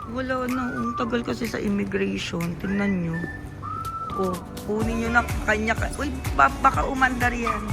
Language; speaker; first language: Filipino; native; Filipino